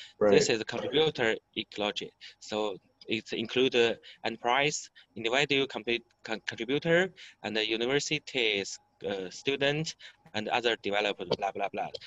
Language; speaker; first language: English; non-native, learner; Chinese